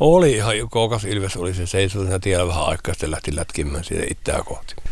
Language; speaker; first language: Finnish; native; Finnish